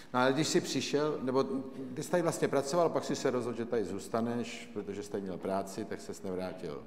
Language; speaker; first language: Czech; native; Czech